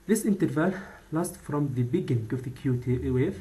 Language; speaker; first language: English; non-native, learner; Arabic